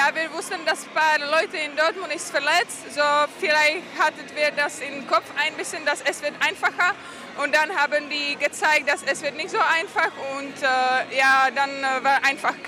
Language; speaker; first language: German; non-native, fluent; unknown